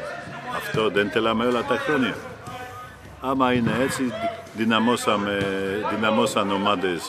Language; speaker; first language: Greek; non-native, fluent; Polish